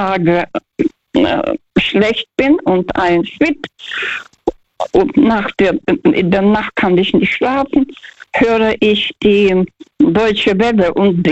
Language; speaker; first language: German; early bilingual, heritage; German